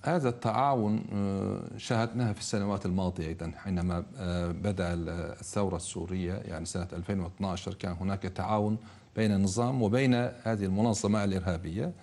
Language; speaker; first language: Arabic; non-native, fluent; Turkish